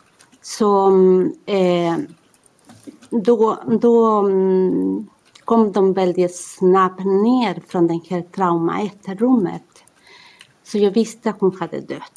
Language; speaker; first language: Swedish; non-native, fluent; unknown